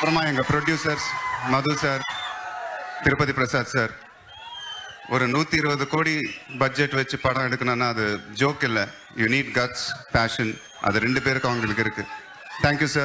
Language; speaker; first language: Tamil; non-native, local second language; Telugu